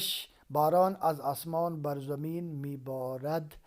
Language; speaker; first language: Persian; non-native, fluent; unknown